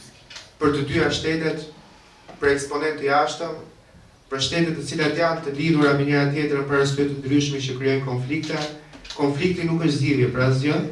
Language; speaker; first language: Albanian; native; Albanian